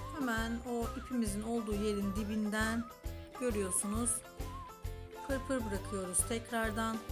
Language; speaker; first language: Turkish; native; Turkish